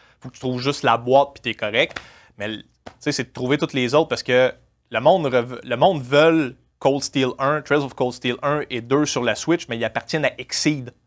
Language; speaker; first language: French; native; French